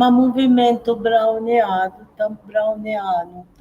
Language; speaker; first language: Portuguese; non-native, fluent; Swedish